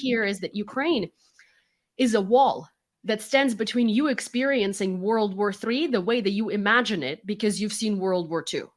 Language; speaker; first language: English; non-native, fluent; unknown